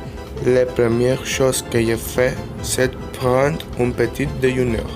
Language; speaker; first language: French; non-native, learner; Spanish